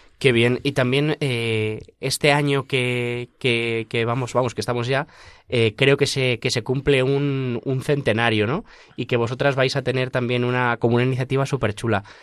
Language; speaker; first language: Spanish; native; Spanish